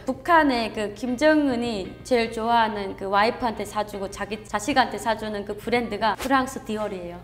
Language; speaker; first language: Korean; native; Korean